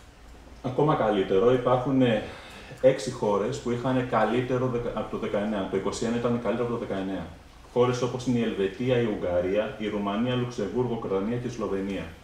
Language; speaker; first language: Greek; native; Greek